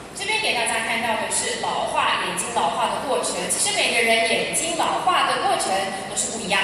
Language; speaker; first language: Chinese; native; Chinese